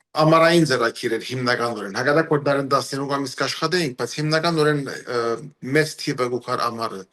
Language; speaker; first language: Armenian; early bilingual, heritage; Armenian